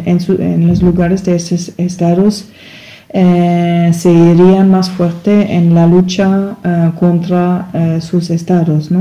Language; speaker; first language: Spanish; non-native, learner; German